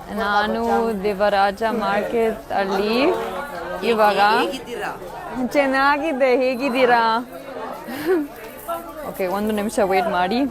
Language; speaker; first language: Kannada; non-native, learner; English